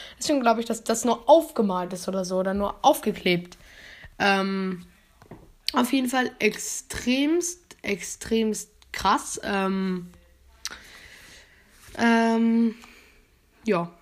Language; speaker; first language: German; native; German